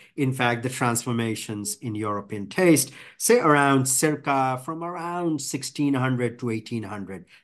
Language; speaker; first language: English; non-native, local second language; Bangla